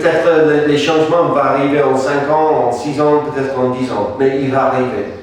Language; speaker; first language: French; non-native, fluent; English